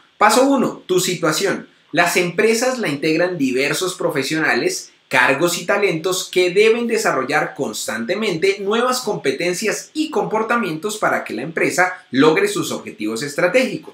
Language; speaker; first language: Spanish; native; Spanish